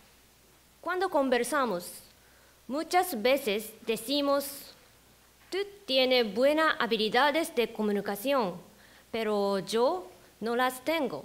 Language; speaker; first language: Spanish; non-native, fluent; Japanese